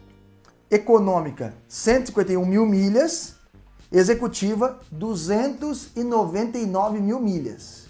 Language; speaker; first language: Portuguese; native; Portuguese